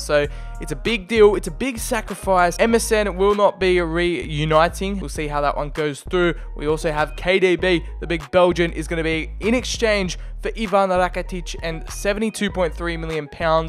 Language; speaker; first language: English; native; English